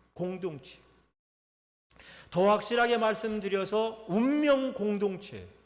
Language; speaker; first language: Korean; native; Korean